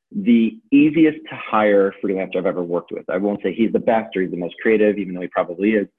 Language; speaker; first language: English; native; English